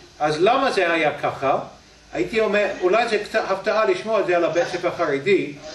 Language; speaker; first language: Hebrew; non-native, fluent; English